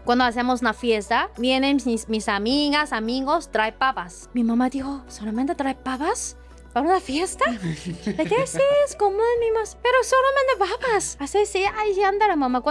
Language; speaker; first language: Spanish; non-native, learner; Chinese